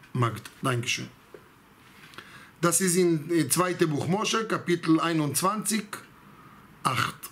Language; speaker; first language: German; non-native, fluent; Hebrew